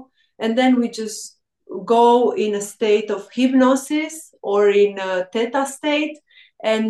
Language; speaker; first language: English; non-native, fluent; Romanian